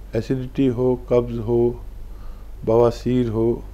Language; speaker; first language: Hindi; native; Hindi